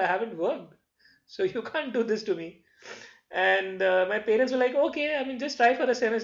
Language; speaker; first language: English; non-native, local second language; Hindi